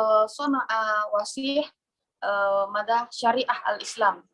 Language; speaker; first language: Arabic; non-native, learner; Indonesian